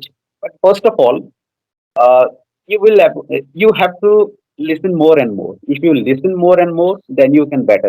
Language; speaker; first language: English; non-native, fluent; Odia